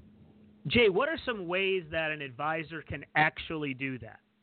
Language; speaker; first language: English; native; English